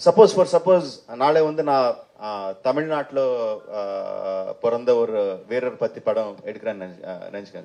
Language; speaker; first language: Tamil; non-native, fluent; Telugu